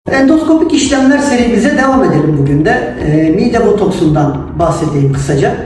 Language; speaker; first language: Turkish; native; Turkish